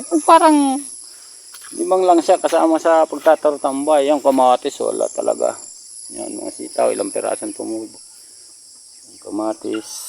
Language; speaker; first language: Filipino; non-native, local second language; Waray